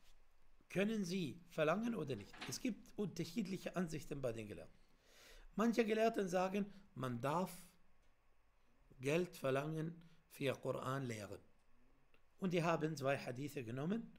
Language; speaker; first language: German; non-native, fluent; Arabic